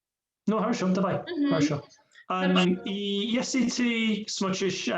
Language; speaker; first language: Russian; non-native, learner; English